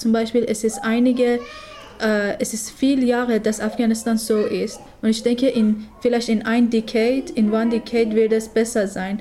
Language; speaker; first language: German; non-native, learner; Persian